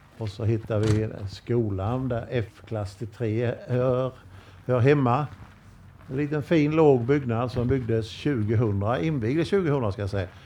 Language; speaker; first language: Swedish; native; Swedish